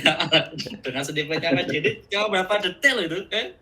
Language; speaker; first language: Indonesian; native; Indonesian